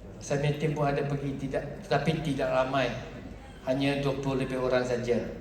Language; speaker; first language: Malay; non-native, local second language; Chinese